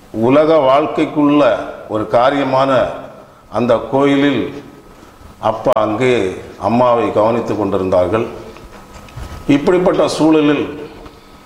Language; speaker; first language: Tamil; native; Tamil